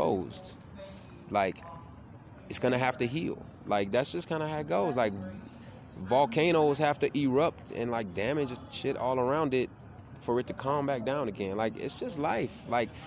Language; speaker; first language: English; native; English